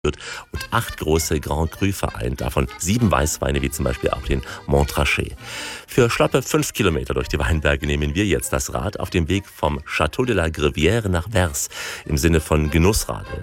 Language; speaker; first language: German; native; German